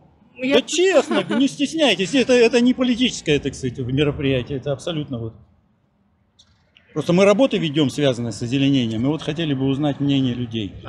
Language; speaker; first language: Russian; native; Russian